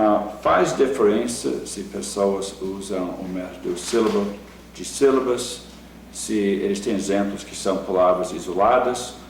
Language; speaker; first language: Portuguese; non-native, fluent; English